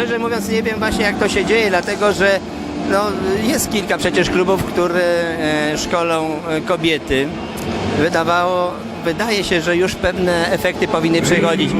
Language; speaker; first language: Polish; native; Polish